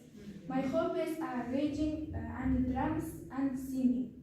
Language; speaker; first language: English; non-native, learner; Kazakh